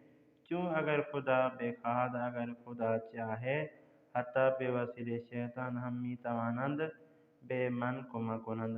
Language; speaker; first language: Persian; non-native, fluent; Urdu